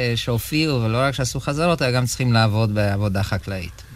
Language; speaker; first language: Hebrew; non-native, fluent; Romanian